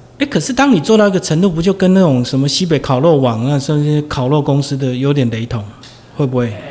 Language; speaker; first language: Chinese; native; Chinese